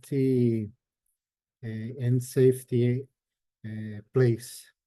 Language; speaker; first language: English; non-native, learner; Portuguese